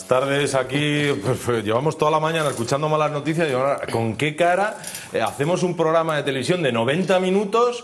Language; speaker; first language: Spanish; native; Spanish